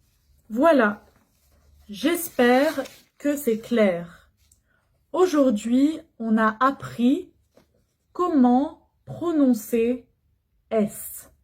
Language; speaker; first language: French; non-native, fluent; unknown